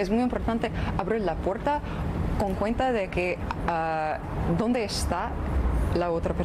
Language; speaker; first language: Spanish; non-native, fluent; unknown